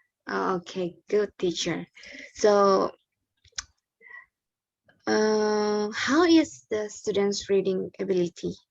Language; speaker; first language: English; non-native, learner; Indonesian